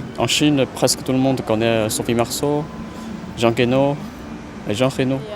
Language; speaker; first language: French; non-native, fluent; Chinese